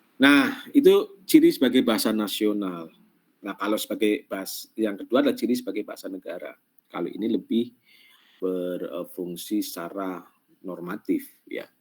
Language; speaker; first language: Indonesian; non-native, local second language; Javanese